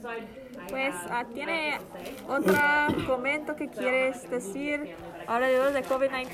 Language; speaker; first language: Spanish; non-native, learner; English